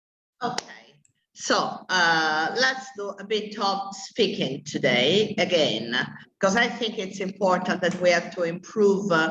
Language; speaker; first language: English; non-native, fluent; Italian